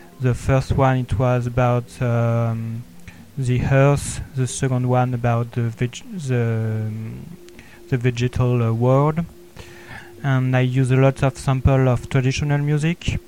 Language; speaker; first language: English; non-native, learner; French